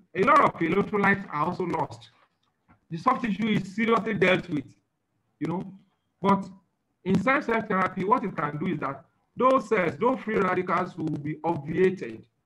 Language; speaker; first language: English; non-native, local second language; Yoruba